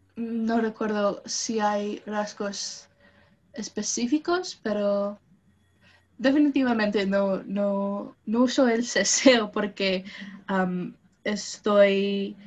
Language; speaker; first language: Spanish; non-native, fluent; English